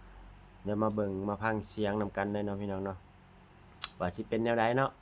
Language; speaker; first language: Thai; non-native, local second language; Lao